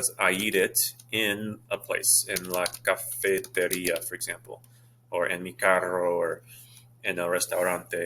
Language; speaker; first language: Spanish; non-native, fluent; English